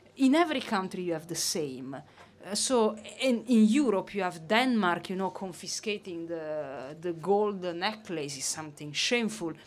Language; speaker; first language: English; non-native, fluent; Italian